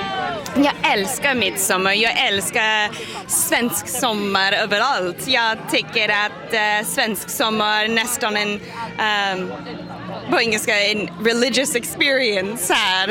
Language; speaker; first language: Swedish; non-native, learner; English